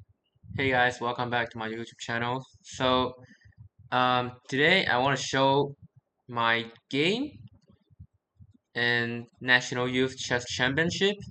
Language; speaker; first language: English; non-native, fluent; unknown